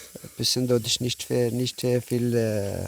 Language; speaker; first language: German; non-native, learner; Arabic